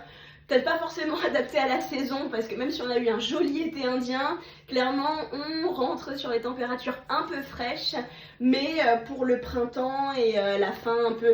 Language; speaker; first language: French; native; French